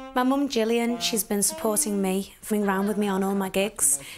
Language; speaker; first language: English; native; English